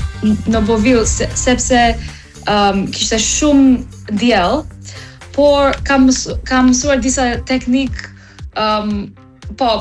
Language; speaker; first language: Albanian; early bilingual, heritage; English